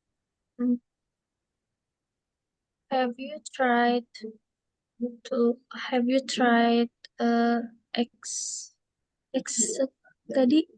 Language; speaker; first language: English; non-native, learner; Indonesian